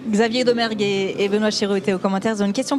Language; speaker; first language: French; native; French